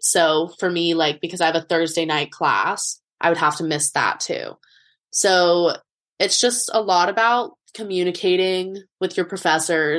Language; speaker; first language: English; native; English